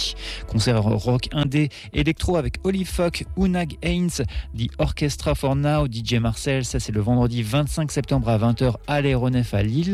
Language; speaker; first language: French; native; French